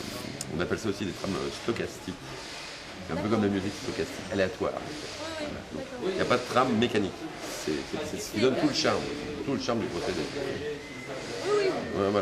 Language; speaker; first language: French; native; French